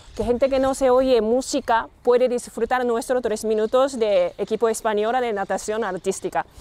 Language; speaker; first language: Spanish; non-native, learner; Japanese